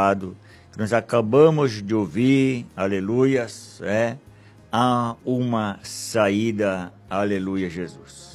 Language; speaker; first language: Portuguese; native; Portuguese